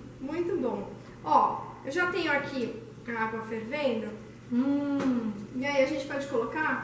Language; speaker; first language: Portuguese; native; Portuguese